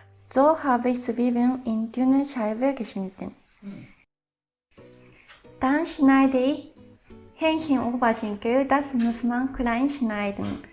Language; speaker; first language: German; non-native, fluent; Japanese